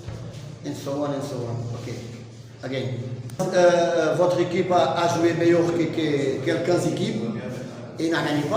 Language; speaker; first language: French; non-native, learner; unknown